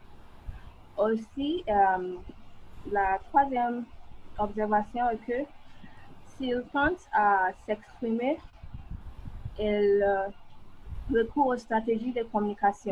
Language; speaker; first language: French; non-native, fluent; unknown